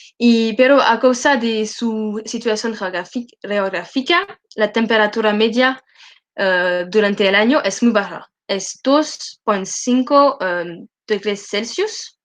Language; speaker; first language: Spanish; non-native, learner; French